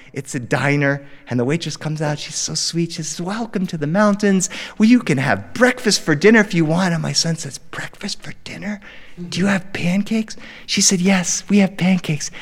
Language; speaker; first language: English; early bilingual, other home language; Spanish